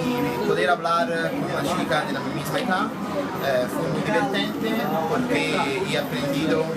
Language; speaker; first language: Spanish; non-native, learner; Italian